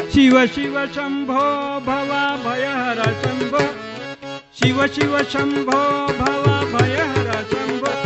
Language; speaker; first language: Kannada; non-native, local second language; Malayalam